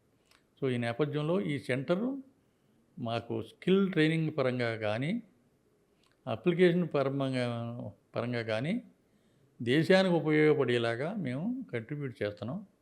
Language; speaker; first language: Telugu; native; Telugu